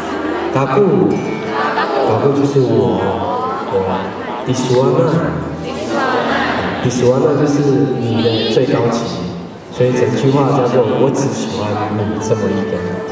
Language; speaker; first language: Chinese; non-native, local second language; Amis